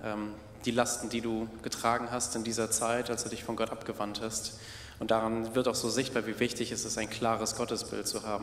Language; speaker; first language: German; native; German